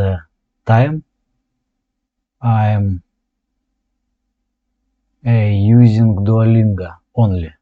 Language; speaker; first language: English; non-native, learner; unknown